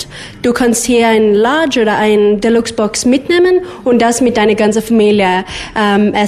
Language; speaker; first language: German; non-native, learner; English